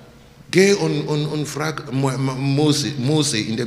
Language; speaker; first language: German; non-native, learner; English